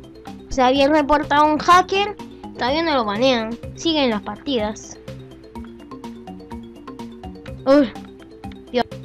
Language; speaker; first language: Spanish; native; Spanish